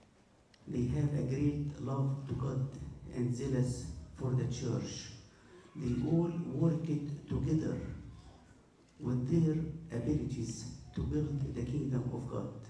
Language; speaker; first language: English; non-native, fluent; Arabic